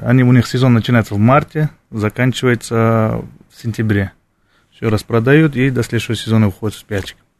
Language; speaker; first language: Russian; non-native, fluent; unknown